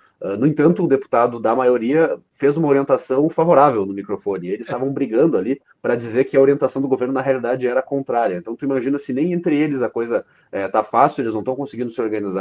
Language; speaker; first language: Portuguese; native; Portuguese